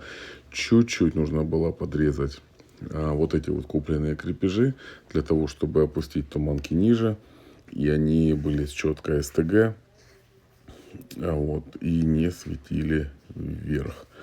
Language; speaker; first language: Russian; native; Russian